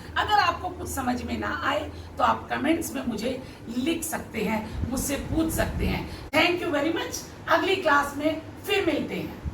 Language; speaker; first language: Hindi; native; Hindi